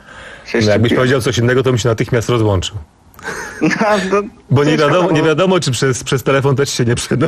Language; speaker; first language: Polish; native; Polish